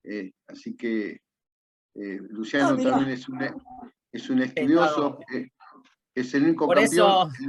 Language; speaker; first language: Spanish; native; Spanish